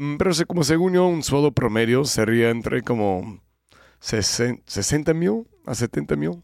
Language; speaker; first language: Spanish; non-native, fluent; English